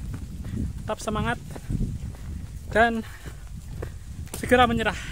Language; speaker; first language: Indonesian; native; Indonesian